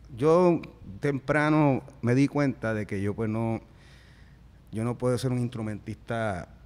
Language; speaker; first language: Spanish; native; Spanish